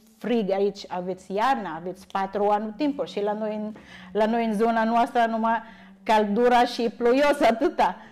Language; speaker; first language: Romanian; non-native, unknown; Filipino